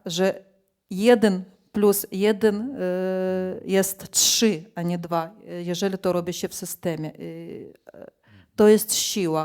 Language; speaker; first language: Polish; non-native, fluent; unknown